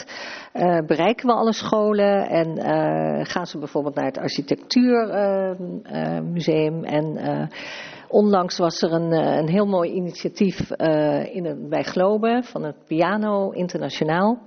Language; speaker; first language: Dutch; native; Dutch